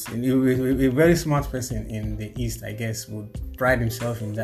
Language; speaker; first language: English; non-native, local second language; Igbo